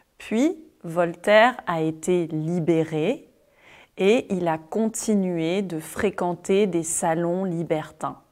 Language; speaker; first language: French; native; French